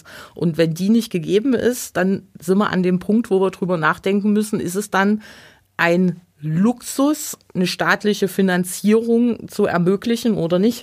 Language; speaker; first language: German; native; German